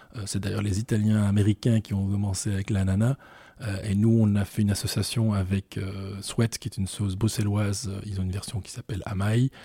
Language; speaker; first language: French; native; French